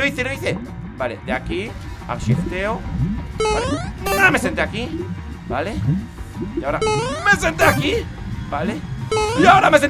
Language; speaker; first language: Spanish; native; Spanish